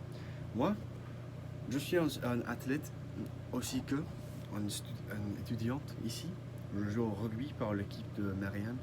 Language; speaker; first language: French; non-native, learner; English